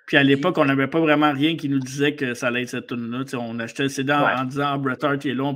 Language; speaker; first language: French; native; French